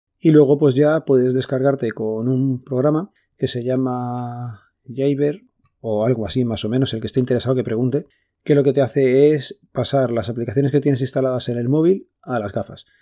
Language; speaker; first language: Spanish; native; Spanish